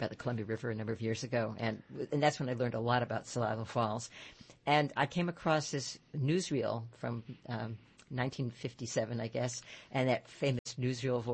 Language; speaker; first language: English; native; English